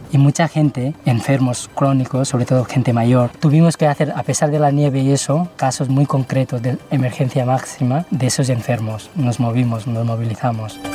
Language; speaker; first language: Spanish; early bilingual, other home language; Nepali